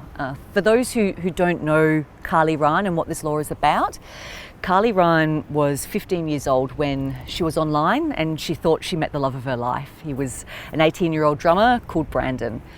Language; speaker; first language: English; native; English